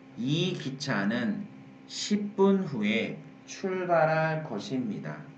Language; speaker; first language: Korean; non-native, fluent; Vietnamese